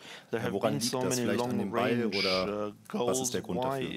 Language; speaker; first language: German; native; German